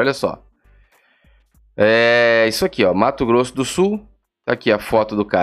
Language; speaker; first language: Portuguese; native; Portuguese